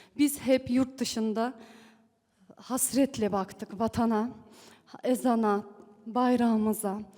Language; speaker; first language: Turkish; early bilingual, heritage; Turkish